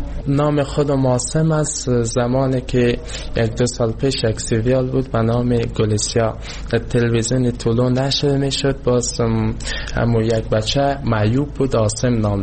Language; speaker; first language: Persian; native; Persian